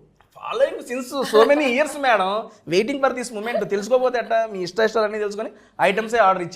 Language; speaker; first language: Telugu; native; Telugu